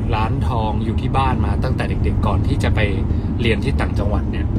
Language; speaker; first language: Thai; native; Thai